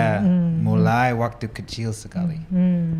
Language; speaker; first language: Indonesian; non-native, learner; English